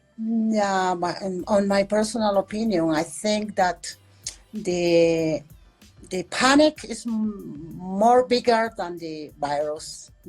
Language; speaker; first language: English; non-native, fluent; Spanish